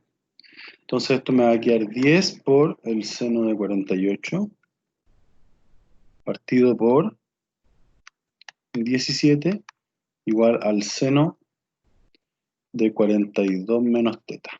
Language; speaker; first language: Spanish; native; Spanish